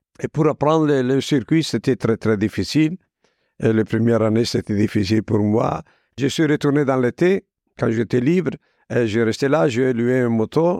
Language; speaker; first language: French; non-native, fluent; Italian